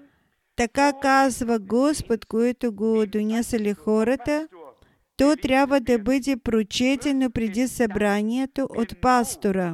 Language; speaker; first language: Bulgarian; non-native, fluent; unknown